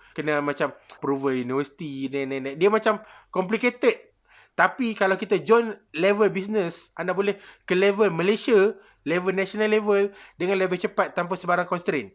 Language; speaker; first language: Malay; native; Malay